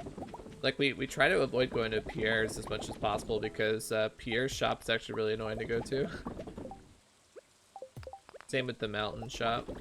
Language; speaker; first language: English; native; English